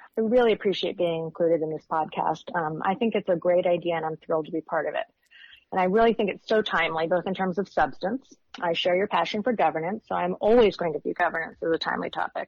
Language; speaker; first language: English; native; English